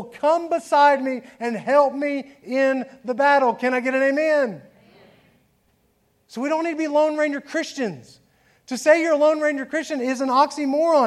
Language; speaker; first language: English; native; English